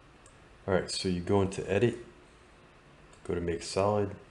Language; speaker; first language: English; native; English